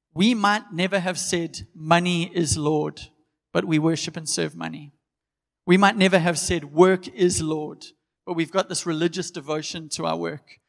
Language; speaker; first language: English; native; English